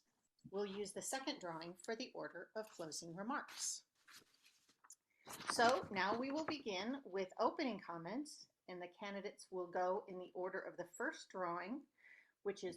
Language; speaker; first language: English; native; English